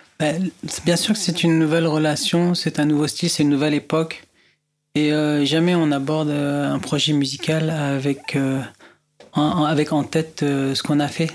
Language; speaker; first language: French; non-native, local second language; Arabic